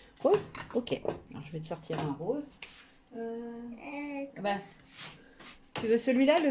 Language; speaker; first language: French; native; French